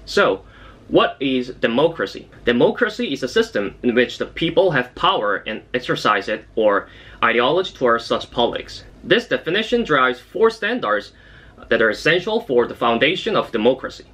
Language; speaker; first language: English; non-native, fluent; Korean